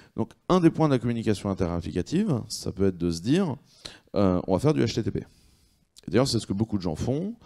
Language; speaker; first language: French; native; French